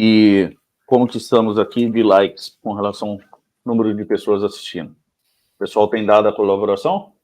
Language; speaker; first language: Portuguese; native; Portuguese